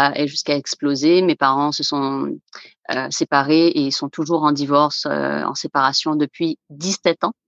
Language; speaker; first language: French; native; French